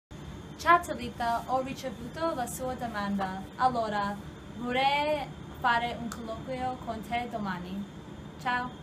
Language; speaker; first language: Italian; non-native, learner; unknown